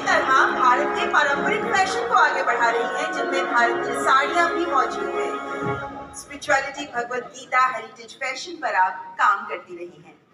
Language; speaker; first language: Hindi; native; Hindi